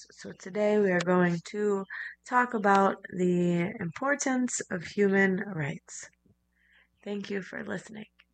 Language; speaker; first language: English; native; English